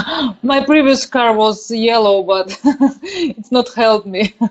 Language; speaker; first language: English; non-native, learner; Russian